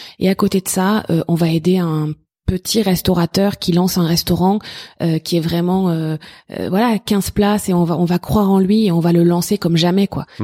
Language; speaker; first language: French; native; French